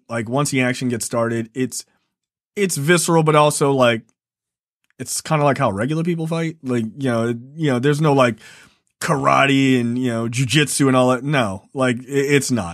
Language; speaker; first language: English; native; English